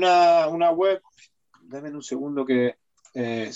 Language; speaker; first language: Spanish; native; Spanish